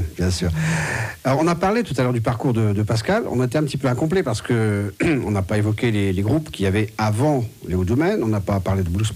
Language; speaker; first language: French; native; French